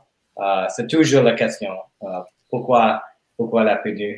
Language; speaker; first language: French; non-native, learner; English